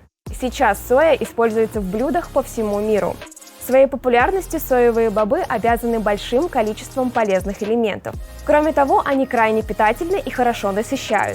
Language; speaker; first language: Russian; native; Russian